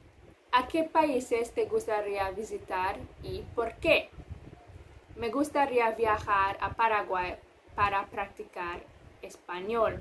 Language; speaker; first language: Spanish; non-native, fluent; English